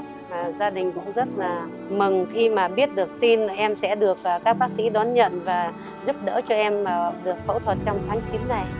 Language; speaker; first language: Vietnamese; native; Vietnamese